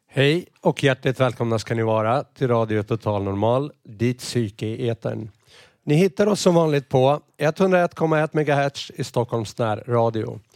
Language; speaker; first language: Swedish; native; Swedish